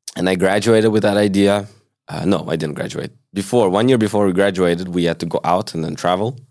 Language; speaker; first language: English; early bilingual, other home language; Hebrew